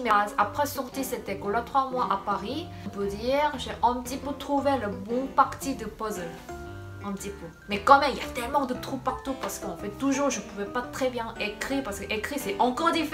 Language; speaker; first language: French; non-native, fluent; Korean